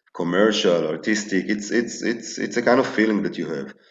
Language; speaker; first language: English; non-native, fluent; Hebrew